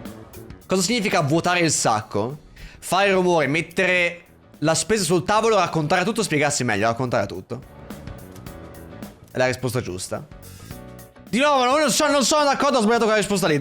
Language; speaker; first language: Italian; native; Italian